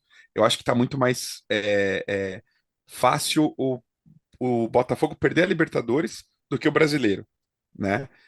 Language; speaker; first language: Portuguese; native; Portuguese